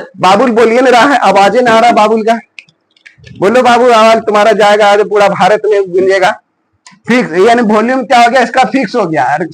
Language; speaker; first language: Hindi; native; Hindi